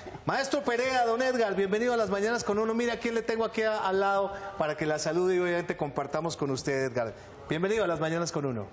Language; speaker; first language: Spanish; native; Spanish